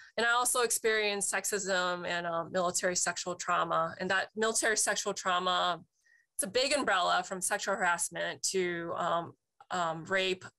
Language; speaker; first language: English; native; English